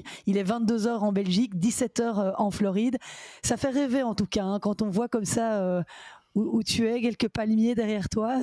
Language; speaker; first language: French; native; French